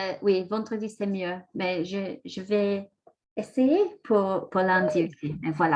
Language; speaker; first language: French; non-native, learner; English